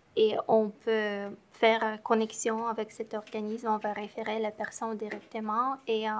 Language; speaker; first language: French; non-native, fluent; Romanian